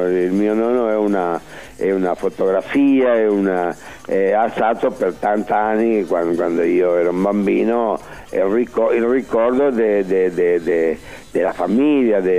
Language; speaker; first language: Italian; early bilingual, heritage; Spanish